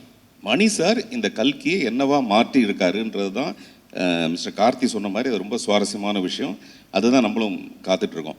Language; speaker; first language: Tamil; native; Tamil